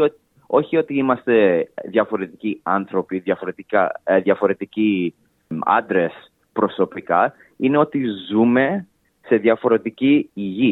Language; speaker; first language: Greek; early bilingual, heritage; English